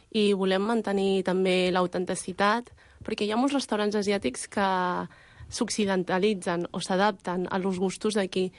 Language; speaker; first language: Catalan; early bilingual, other home language; Vietnamese